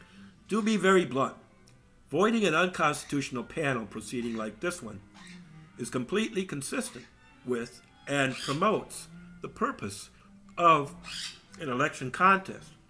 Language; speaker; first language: English; native; English